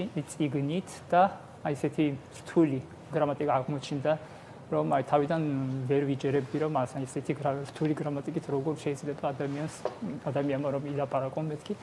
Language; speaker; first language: Georgian; non-native, fluent; Japanese